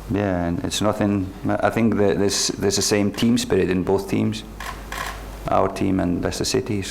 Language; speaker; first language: English; non-native, fluent; Icelandic